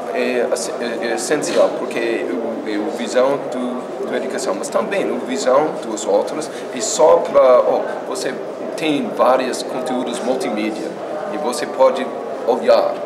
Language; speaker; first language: Portuguese; non-native, fluent; English